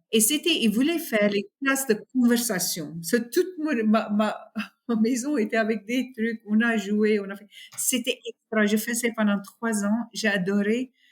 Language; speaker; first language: French; non-native, fluent; Afrikaans